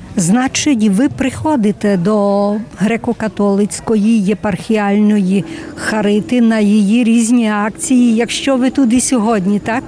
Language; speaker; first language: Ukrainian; native; Ukrainian